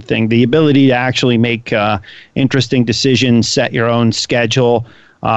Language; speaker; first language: English; native; English